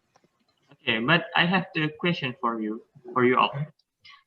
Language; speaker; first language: English; non-native, learner; Indonesian